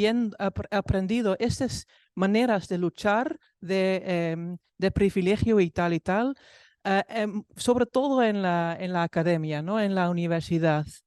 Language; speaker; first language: Spanish; non-native, fluent; Dutch